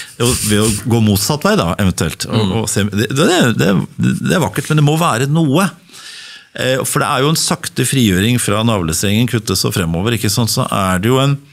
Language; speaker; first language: Norwegian; native; Norwegian